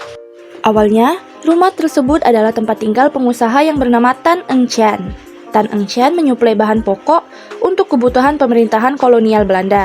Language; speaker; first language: Indonesian; native; Indonesian